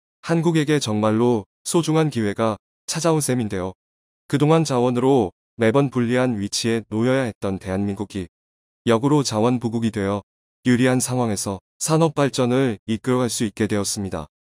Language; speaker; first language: Korean; native; Korean